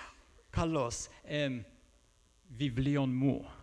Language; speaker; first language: Greek; non-native, fluent; English